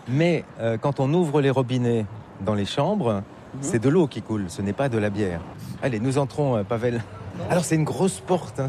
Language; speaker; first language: French; native; French